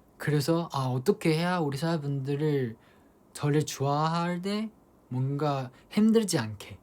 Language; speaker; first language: Korean; non-native, fluent; Chinese